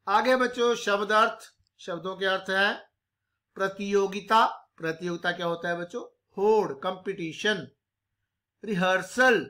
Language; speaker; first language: Hindi; non-native, local second language; Punjabi